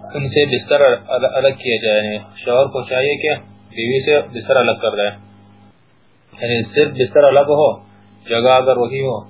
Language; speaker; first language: Urdu; native; Urdu